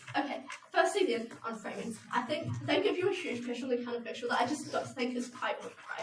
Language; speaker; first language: English; native; English